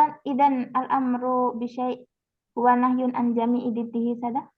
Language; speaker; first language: Arabic; non-native, learner; Indonesian